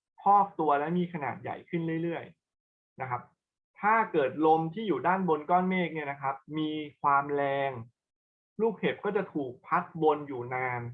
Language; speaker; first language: Thai; native; Thai